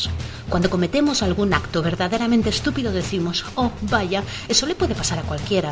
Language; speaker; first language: Spanish; native; Spanish